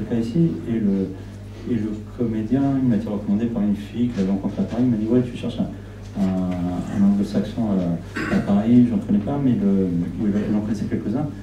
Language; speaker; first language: French; non-native, fluent; Spanish